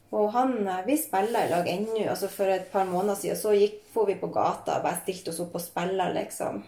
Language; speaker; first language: Norwegian; native; Norwegian